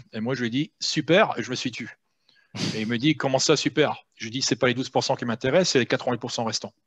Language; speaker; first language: French; native; French